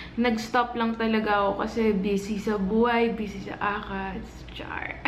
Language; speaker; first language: Filipino; native; Filipino